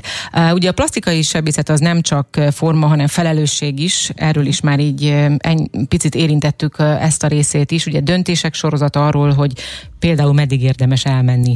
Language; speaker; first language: Hungarian; native; Hungarian